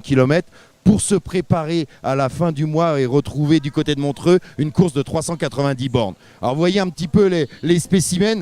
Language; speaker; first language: French; native; French